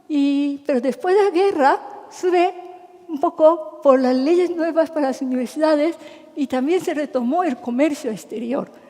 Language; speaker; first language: Spanish; non-native, fluent; Japanese